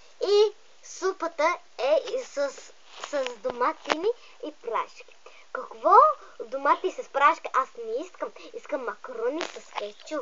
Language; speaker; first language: Bulgarian; early bilingual, heritage; Bulgarian